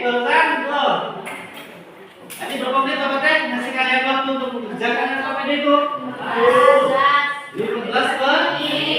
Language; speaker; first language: Indonesian; native; Indonesian